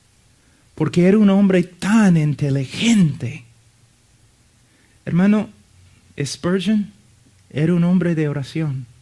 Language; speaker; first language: Spanish; non-native, fluent; English